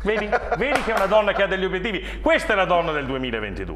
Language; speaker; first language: Italian; native; Italian